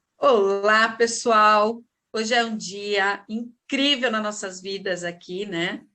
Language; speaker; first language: Portuguese; native; Portuguese